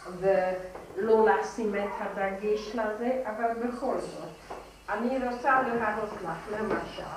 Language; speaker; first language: Hebrew; non-native, fluent; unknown